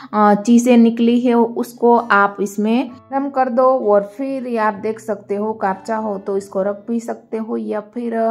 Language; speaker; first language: Hindi; non-native, local second language; Gujarati